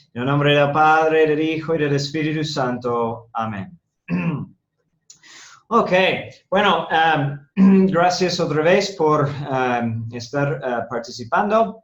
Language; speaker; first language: Spanish; non-native, fluent; English